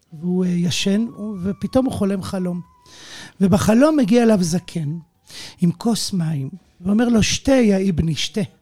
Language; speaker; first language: Hebrew; native; Hebrew